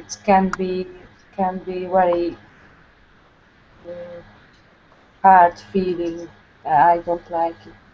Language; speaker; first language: English; non-native, learner; Hungarian